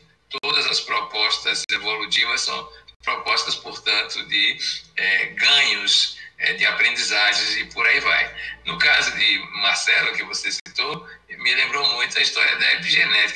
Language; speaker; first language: Portuguese; native; Portuguese